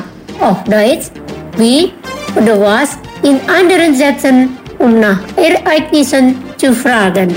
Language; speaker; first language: German; non-native, learner; Indonesian